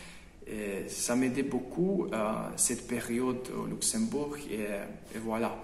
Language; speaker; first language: French; non-native, fluent; Hungarian